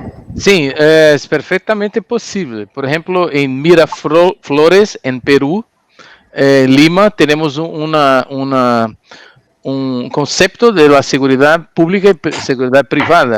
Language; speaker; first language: Spanish; non-native, learner; Portuguese